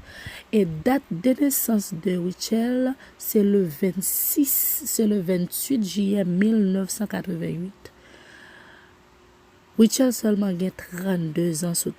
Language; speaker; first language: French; non-native, local second language; Haitian Creole